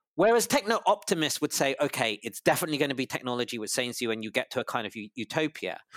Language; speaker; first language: English; native; English